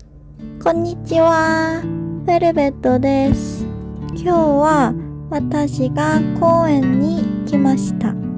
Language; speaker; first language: Japanese; non-native, fluent; Korean